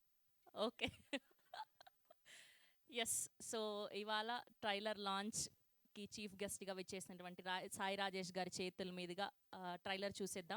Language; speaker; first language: Telugu; native; Telugu